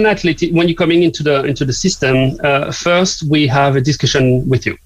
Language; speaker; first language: English; non-native, fluent; French